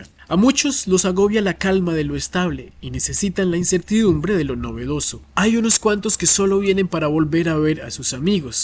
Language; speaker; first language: Spanish; native; Spanish